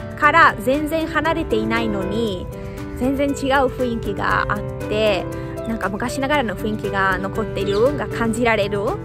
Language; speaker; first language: Japanese; non-native, fluent; Italian